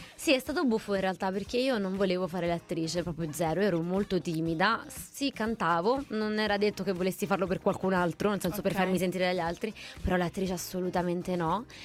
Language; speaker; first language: Italian; native; Italian